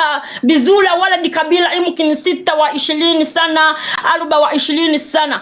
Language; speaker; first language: Arabic; non-native, learner; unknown